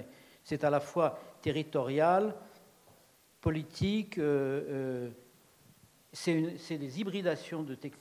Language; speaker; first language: French; native; French